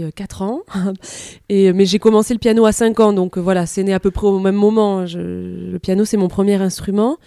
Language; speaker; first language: French; native; French